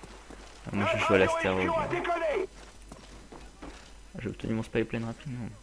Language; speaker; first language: French; native; French